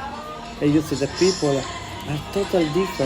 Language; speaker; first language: English; non-native, learner; Italian